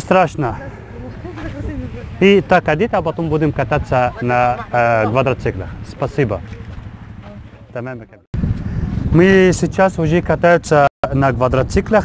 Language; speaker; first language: Russian; non-native, learner; Arabic